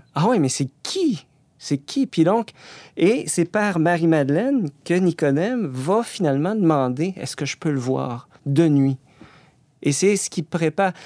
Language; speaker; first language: French; native; French